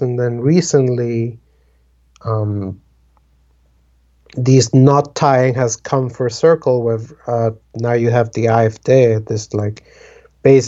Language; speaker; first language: English; non-native, fluent; Spanish